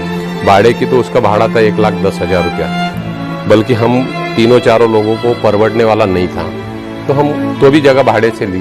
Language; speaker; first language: Hindi; native; Hindi